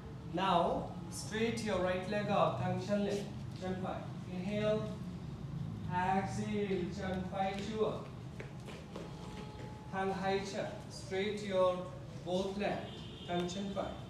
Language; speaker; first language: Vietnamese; non-native, learner; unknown